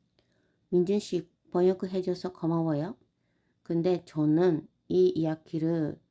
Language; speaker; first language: Korean; non-native, learner; Japanese